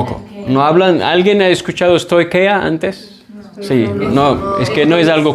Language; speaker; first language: Spanish; non-native, fluent; English